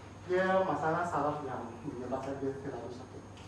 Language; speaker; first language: Malay; non-native, local second language; Chinese